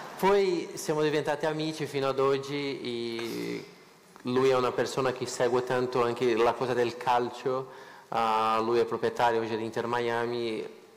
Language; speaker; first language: Italian; non-native, fluent; Portuguese